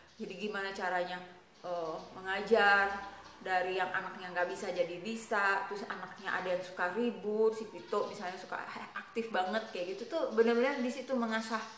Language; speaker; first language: Indonesian; native; Indonesian